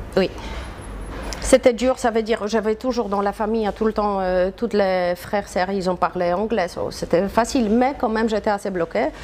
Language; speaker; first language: French; non-native, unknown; Polish